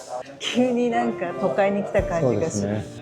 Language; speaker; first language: Japanese; native; Japanese